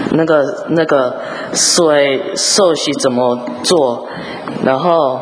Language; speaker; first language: Chinese; early bilingual, heritage; English